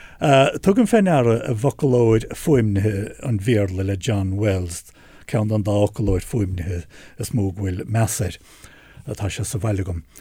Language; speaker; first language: Irish; native; Irish